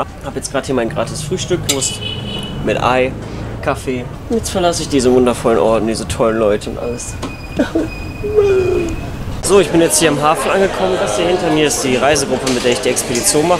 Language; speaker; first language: German; native; German